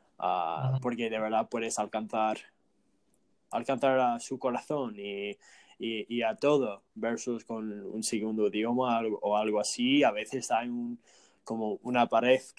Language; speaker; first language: Spanish; non-native, fluent; English